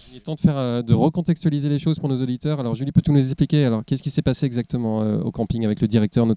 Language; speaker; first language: French; native; French